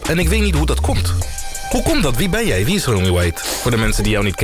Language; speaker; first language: Dutch; native; Dutch